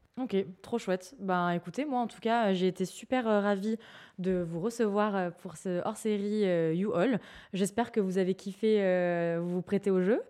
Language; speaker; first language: French; native; French